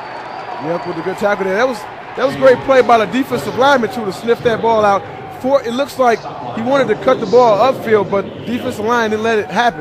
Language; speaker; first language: English; native; English